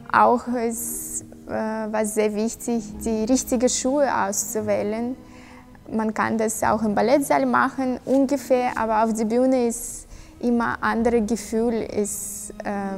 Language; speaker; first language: German; non-native, fluent; Russian